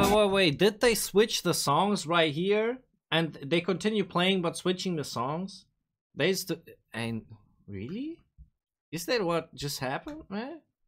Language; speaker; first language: English; non-native, fluent; German